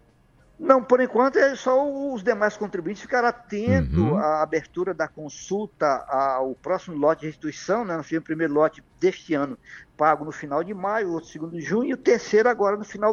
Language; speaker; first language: Portuguese; native; Portuguese